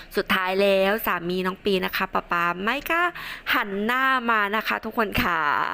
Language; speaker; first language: Thai; non-native, local second language; Northern Khmer